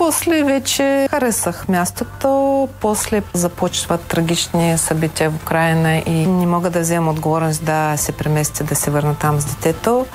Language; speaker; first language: Bulgarian; non-native, fluent; Ukrainian